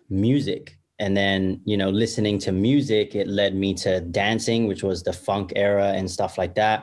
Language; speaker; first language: English; native; English